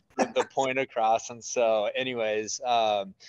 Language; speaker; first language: English; native; English